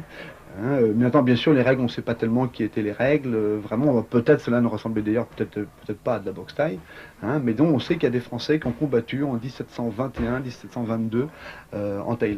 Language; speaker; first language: French; native; French